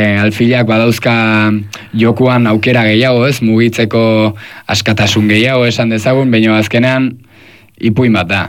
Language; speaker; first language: Basque; native; Basque